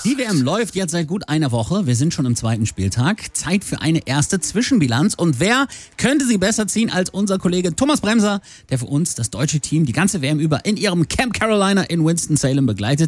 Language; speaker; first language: German; native; German